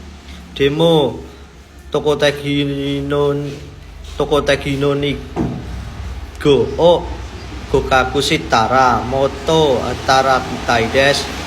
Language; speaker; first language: Japanese; non-native, learner; Indonesian